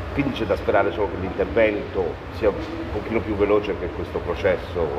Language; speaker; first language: Italian; native; Italian